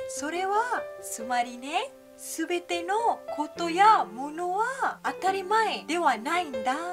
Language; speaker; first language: Japanese; non-native, fluent; Malay